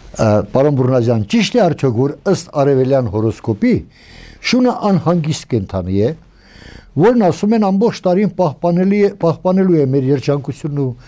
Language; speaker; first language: Armenian; native; Armenian